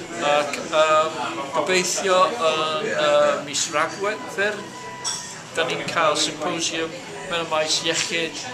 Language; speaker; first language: Welsh; non-native, fluent; English